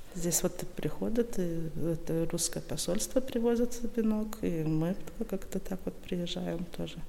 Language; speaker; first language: Russian; native; Russian